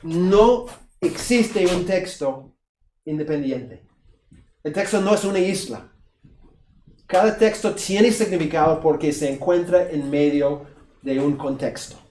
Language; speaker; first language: Spanish; non-native, fluent; English